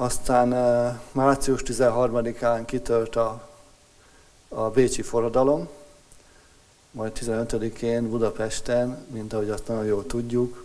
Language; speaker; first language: Hungarian; native; Hungarian